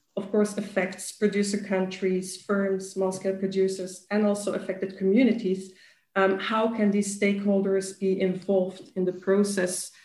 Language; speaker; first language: English; non-native, fluent; Dutch